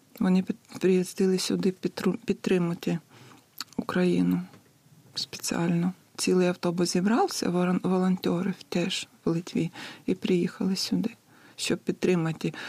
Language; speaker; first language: Ukrainian; non-native, fluent; Lithuanian